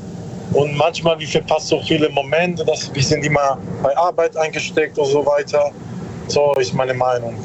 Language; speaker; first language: German; non-native, learner; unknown